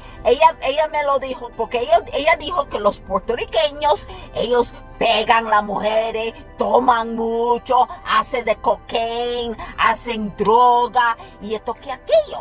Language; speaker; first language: Spanish; early bilingual, heritage; Spanish